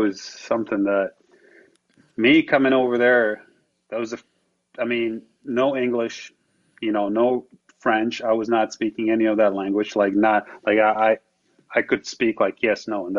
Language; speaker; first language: English; non-native, fluent; Slovak